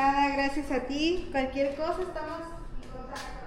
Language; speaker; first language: Spanish; native; Spanish